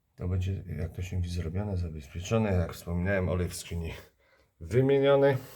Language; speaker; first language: Polish; native; Polish